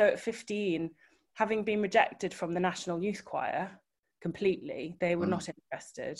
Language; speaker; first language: English; native; English